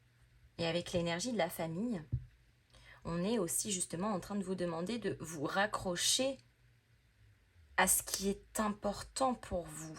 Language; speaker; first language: French; native; French